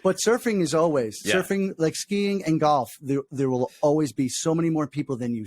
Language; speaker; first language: English; native; English